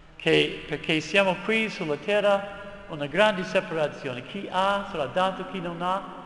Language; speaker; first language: Italian; non-native, fluent; English